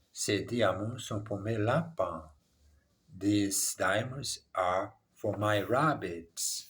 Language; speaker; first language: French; non-native, learner; English